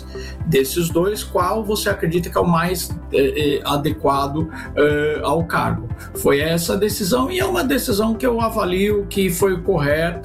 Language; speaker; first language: Portuguese; native; Portuguese